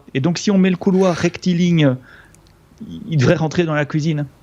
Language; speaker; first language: French; native; French